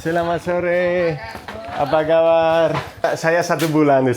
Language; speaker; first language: Indonesian; non-native, learner; Spanish